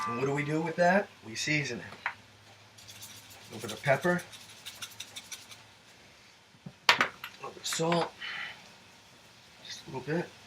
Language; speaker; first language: English; native; English